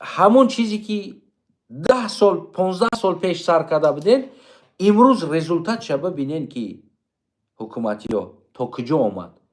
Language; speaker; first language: Tajik; native; Tajik